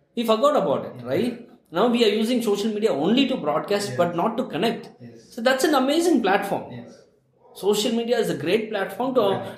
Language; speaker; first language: English; non-native, local second language; Tamil